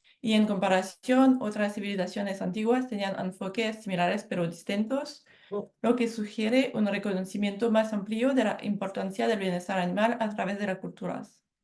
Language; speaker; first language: Spanish; non-native, fluent; French